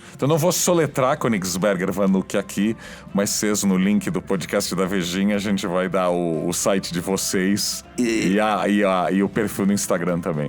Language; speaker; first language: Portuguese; native; Portuguese